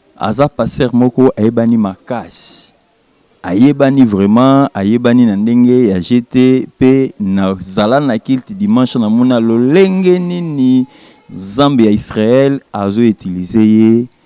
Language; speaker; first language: Lingala; native; Lingala